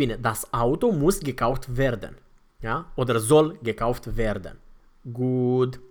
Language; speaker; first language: German; non-native, fluent; Romanian